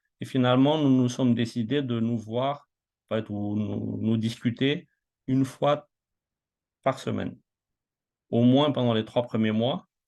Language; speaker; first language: French; non-native, local second language; Malagasy